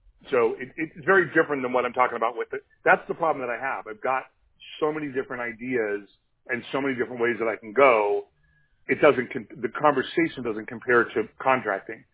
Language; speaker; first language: English; native; English